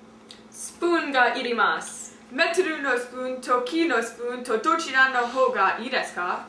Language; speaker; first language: Japanese; non-native, learner; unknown